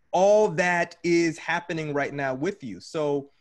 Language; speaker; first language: English; native; English